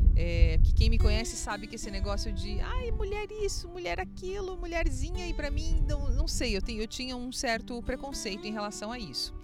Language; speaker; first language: Portuguese; native; Portuguese